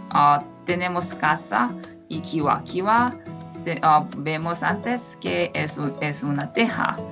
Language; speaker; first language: Spanish; non-native, fluent; Korean